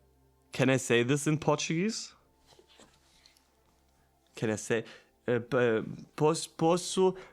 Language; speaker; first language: English; non-native, fluent; German